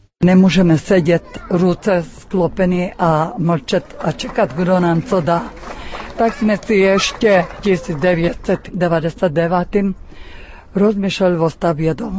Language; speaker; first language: Czech; early bilingual, heritage; Czech